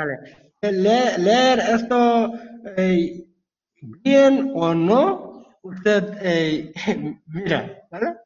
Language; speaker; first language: Spanish; non-native, learner; Bangla